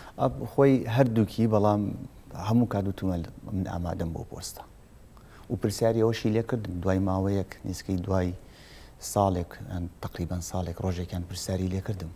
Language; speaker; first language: Central Kurdish; native; Central Kurdish